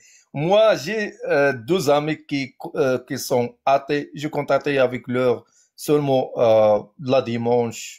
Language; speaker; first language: French; non-native, learner; Arabic